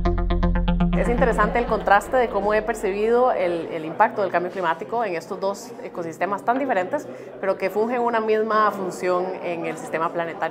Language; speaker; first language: Spanish; native; Spanish